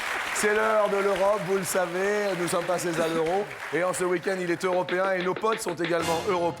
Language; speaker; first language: French; native; French